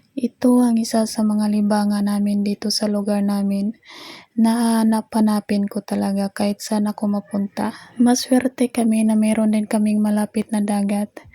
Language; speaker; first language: Filipino; non-native, local second language; Cebuano